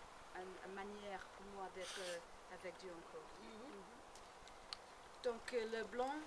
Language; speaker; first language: French; non-native, learner; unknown